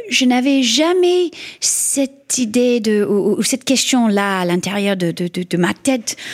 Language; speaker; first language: French; non-native, fluent; English